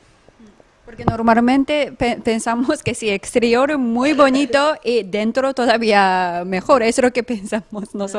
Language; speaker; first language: Spanish; non-native, fluent; Japanese